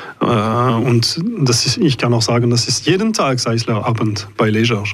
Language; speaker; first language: German; non-native, local second language; French